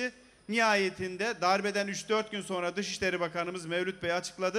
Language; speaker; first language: Turkish; native; Turkish